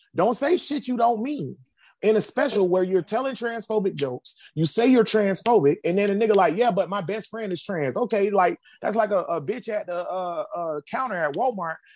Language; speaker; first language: English; native; English